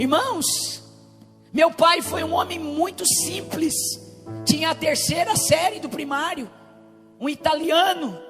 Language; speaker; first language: Portuguese; native; Portuguese